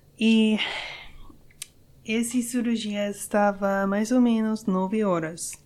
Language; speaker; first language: Portuguese; non-native, learner; English